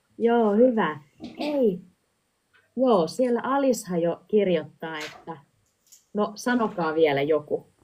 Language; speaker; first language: Finnish; native; Finnish